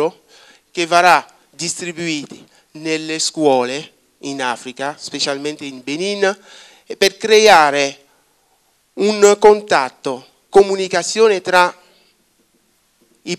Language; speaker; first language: Italian; non-native, fluent; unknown